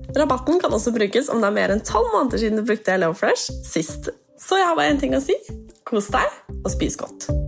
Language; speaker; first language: Norwegian; native; Norwegian